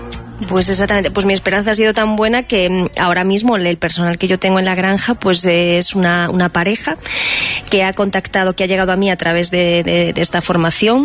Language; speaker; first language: Spanish; native; Spanish